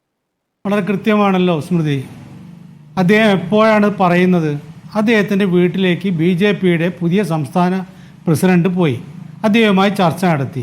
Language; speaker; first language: Malayalam; native; Malayalam